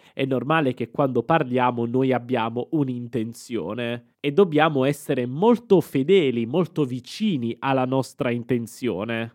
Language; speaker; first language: Italian; native; Italian